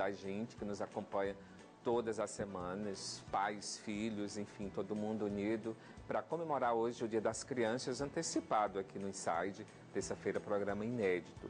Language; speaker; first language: Portuguese; native; Portuguese